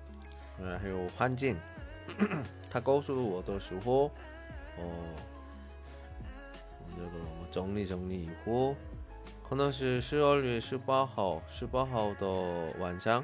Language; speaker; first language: Chinese; non-native, learner; Korean